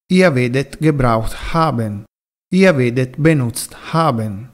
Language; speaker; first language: German; non-native, fluent; Italian